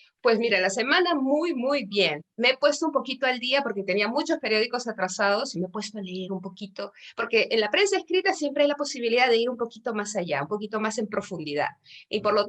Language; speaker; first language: Spanish; native; Spanish